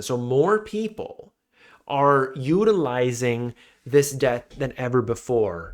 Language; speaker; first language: English; native; English